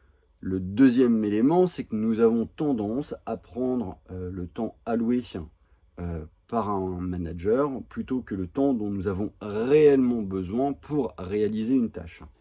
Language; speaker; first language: French; native; French